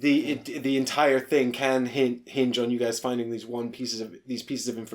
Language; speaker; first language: English; native; English